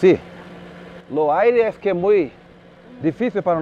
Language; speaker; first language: Spanish; non-native, learner; Portuguese